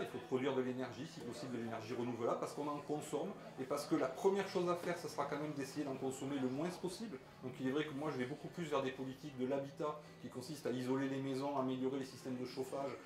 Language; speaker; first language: French; native; French